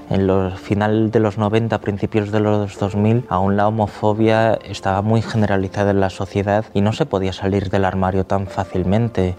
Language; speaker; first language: Spanish; early bilingual, other home language; Korean